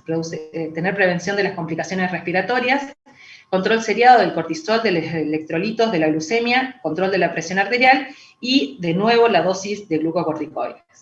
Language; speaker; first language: Spanish; native; Spanish